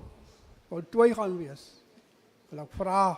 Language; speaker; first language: Afrikaans; non-native, local second language; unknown